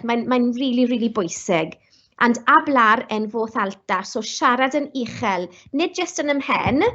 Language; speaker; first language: Welsh; non-native, local second language; English